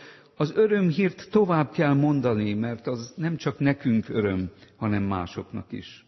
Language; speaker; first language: Hungarian; native; Hungarian